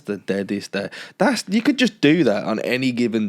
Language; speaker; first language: English; native; English